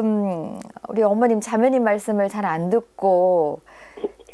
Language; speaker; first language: Korean; native; Korean